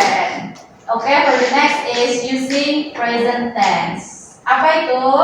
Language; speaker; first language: English; non-native, learner; Indonesian